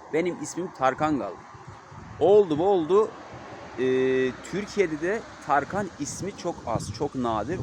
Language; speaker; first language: Turkish; non-native, fluent; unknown